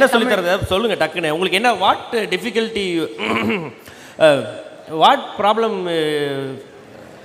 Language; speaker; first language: Tamil; native; Tamil